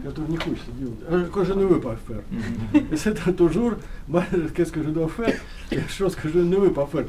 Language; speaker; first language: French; non-native, learner; Russian